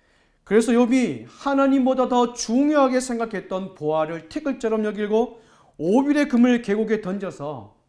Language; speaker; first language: Korean; native; Korean